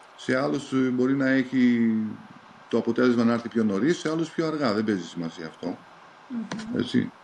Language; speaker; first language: Greek; early bilingual, heritage; Greek